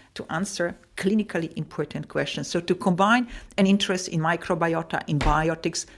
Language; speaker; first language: English; non-native, fluent; Polish